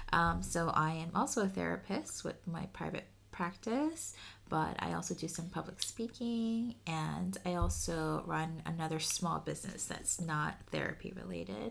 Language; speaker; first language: English; early bilingual, other home language; Spanish